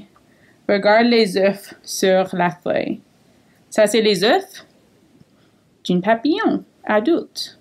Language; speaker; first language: French; non-native, fluent; English